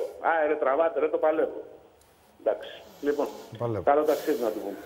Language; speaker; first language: Greek; native; Greek